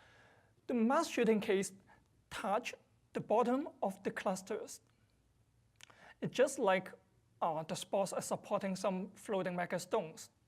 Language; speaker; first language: English; non-native, fluent; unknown